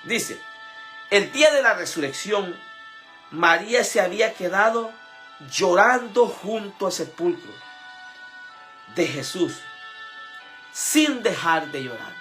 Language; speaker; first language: Spanish; native; Spanish